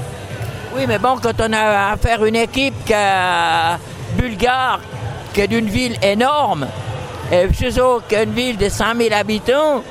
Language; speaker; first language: French; native; French